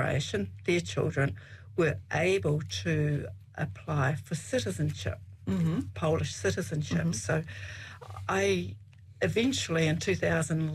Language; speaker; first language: English; native; English